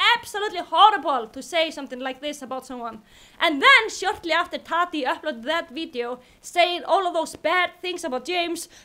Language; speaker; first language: English; non-native, fluent; Icelandic